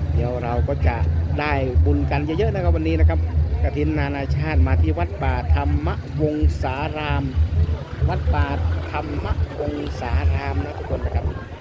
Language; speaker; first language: Thai; native; Thai